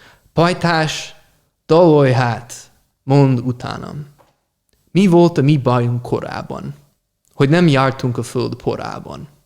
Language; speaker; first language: Hungarian; non-native, fluent; English